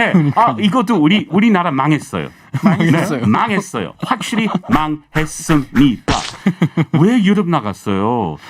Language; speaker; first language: Korean; non-native, learner; English